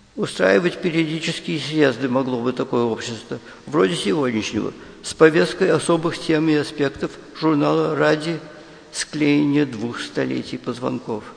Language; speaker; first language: Russian; early bilingual, heritage; Russian